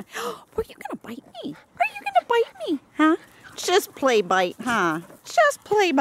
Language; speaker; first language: English; native; English